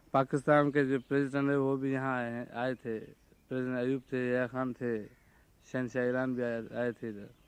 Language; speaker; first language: Urdu; native; Urdu